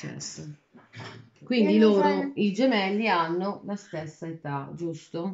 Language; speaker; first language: Italian; native; Italian